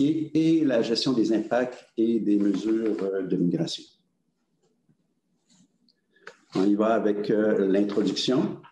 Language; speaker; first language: French; native; French